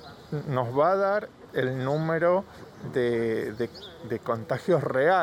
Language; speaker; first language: Spanish; native; Spanish